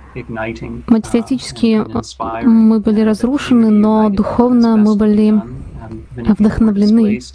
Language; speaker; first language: Russian; non-native, fluent; Hindi